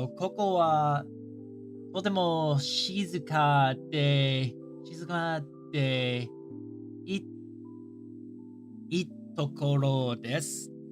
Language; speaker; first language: Japanese; non-native, learner; English